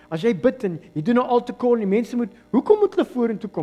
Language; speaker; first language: Afrikaans; early bilingual, heritage; Afrikaans